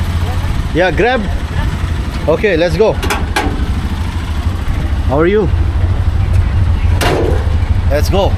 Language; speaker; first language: English; non-native, fluent; Urdu